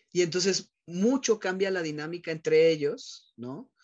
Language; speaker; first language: Spanish; native; Spanish